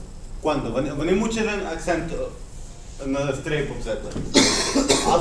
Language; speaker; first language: Dutch; non-native, fluent; Spanish